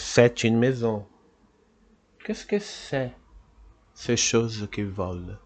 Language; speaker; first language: French; non-native, fluent; Portuguese